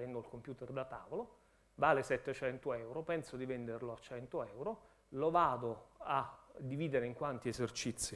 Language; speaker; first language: Italian; native; Italian